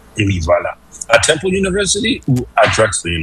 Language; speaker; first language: French; non-native, fluent; English